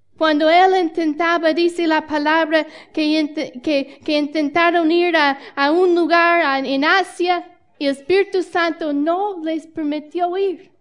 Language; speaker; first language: Spanish; non-native, fluent; English